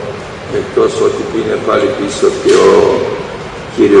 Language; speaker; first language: Greek; non-native, fluent; Serbian